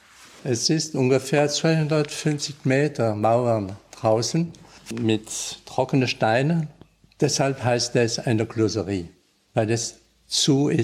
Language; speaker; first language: German; non-native, learner; French